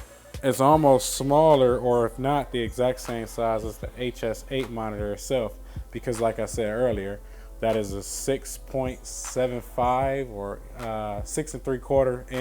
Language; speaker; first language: English; native; English